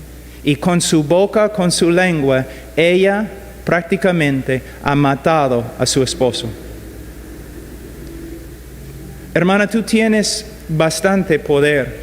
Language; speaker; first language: Spanish; non-native, fluent; English